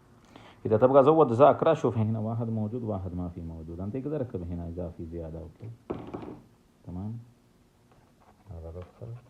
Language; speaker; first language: Arabic; non-native, learner; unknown